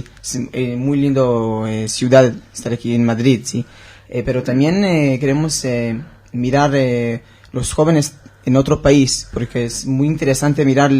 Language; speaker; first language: Spanish; non-native, learner; Hebrew